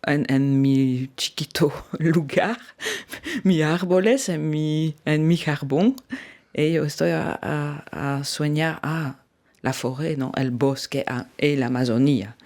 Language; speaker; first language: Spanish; non-native, learner; French